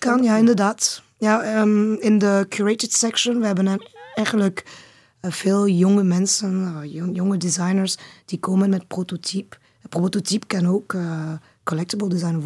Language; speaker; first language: Dutch; non-native, learner; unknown